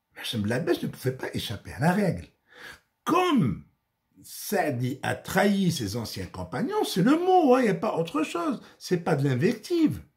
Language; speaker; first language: French; non-native, local second language; Arabic